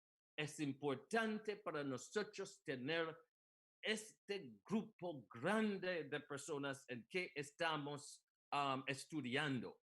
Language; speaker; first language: Spanish; non-native, learner; English